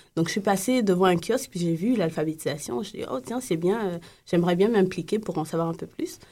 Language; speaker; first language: French; non-native, local second language; Lingala